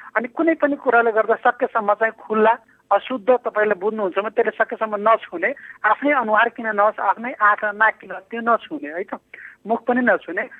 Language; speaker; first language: Nepali; non-native, local second language; Bhojpuri